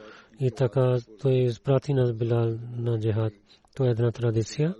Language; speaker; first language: Bulgarian; non-native, learner; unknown